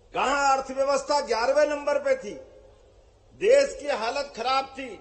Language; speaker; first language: Hindi; native; Hindi